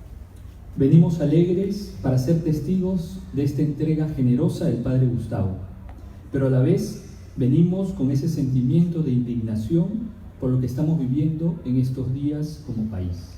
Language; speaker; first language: Spanish; native; Spanish